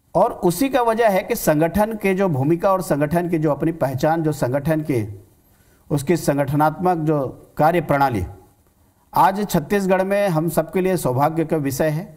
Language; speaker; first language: Hindi; native; Hindi